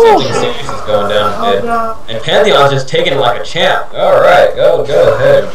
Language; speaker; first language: English; native; English